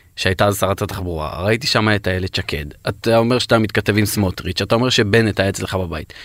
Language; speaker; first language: Hebrew; native; Hebrew